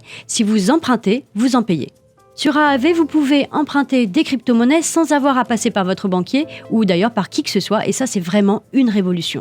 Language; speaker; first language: French; native; French